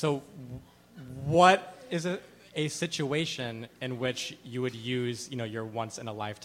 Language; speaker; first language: English; native; English